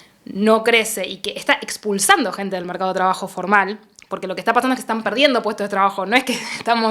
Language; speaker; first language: Spanish; native; Spanish